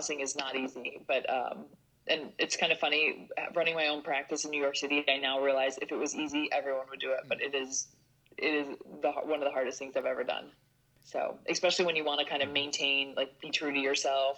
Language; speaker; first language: English; native; English